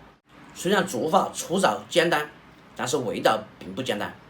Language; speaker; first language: Chinese; native; Chinese